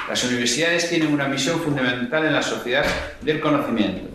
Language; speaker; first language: Spanish; native; Spanish